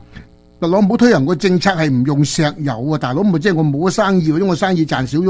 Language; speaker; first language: Chinese; native; Chinese